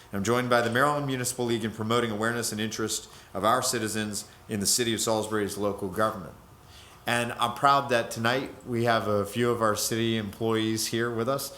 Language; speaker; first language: English; native; English